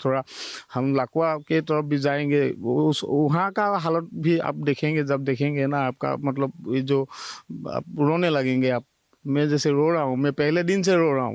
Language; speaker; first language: Hindi; non-native, local second language; Assamese